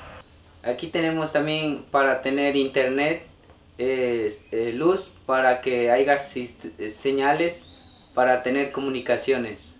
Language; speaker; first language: Spanish; non-native, local second language; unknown